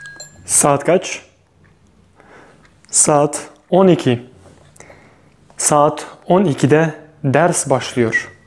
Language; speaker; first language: Turkish; non-native, fluent; Bosnian